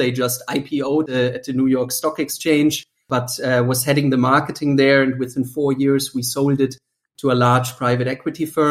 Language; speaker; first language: English; non-native, fluent; German